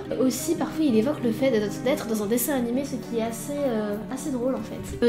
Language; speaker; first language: French; native; French